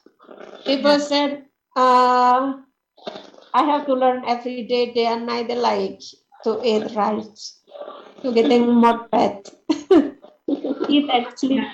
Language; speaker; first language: English; non-native, learner; Indonesian